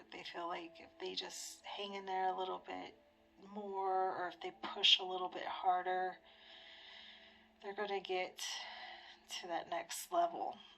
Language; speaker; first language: English; native; English